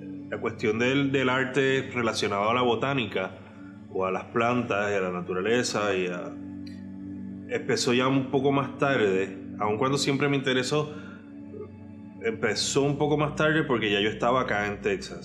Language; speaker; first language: Spanish; native; Spanish